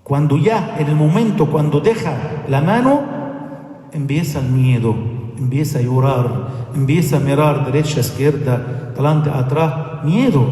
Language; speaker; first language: Spanish; non-native, fluent; Arabic